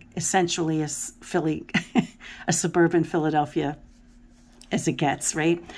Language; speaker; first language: English; native; English